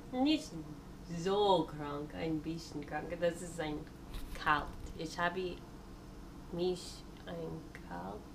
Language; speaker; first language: German; non-native, learner; English